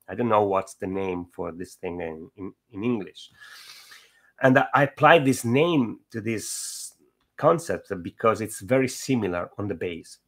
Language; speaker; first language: English; non-native, fluent; Italian